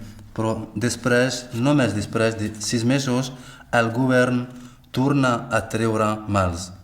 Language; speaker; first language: Catalan; non-native, fluent; Arabic